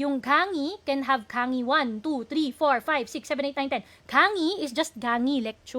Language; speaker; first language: Korean; non-native, fluent; Filipino